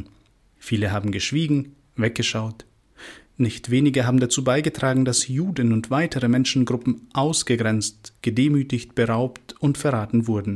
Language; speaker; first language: German; native; German